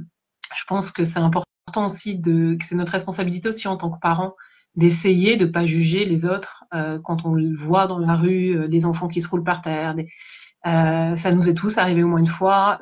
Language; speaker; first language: French; native; French